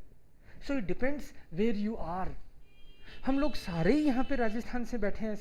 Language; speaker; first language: Hindi; native; Hindi